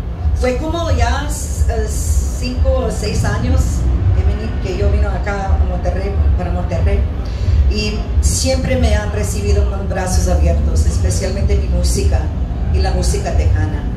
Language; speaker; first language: Spanish; early bilingual, heritage; English